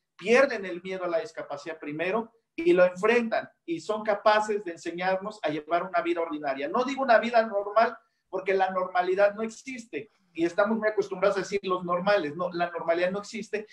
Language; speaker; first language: Spanish; native; Spanish